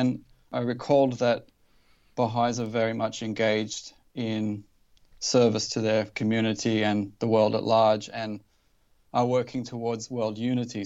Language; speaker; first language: English; native; English